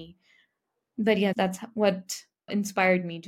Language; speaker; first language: English; non-native, local second language; Nepali